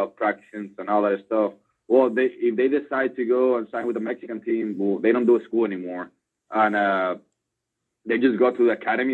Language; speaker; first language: English; non-native, fluent; Spanish